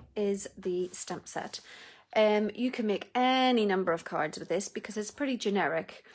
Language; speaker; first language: English; native; English